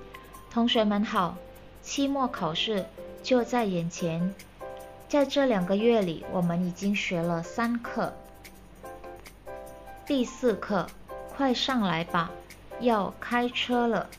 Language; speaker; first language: Chinese; non-native, fluent; Indonesian